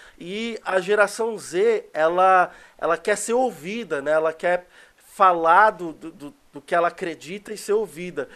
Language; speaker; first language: Portuguese; native; Portuguese